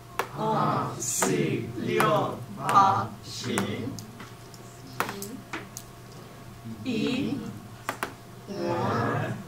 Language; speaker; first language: Chinese; non-native, learner; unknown